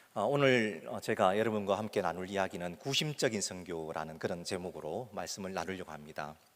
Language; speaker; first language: Korean; native; Korean